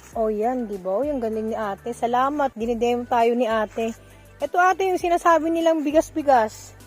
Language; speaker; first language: Filipino; non-native, local second language; Bikol